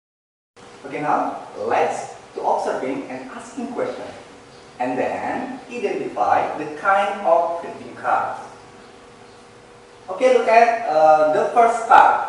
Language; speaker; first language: English; non-native, learner; Indonesian